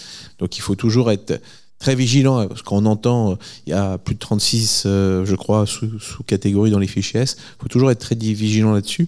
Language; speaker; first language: French; native; French